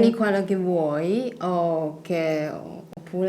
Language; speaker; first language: Italian; non-native, learner; Chinese